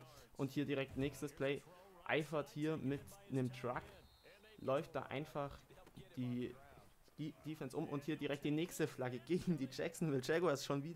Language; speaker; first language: German; native; German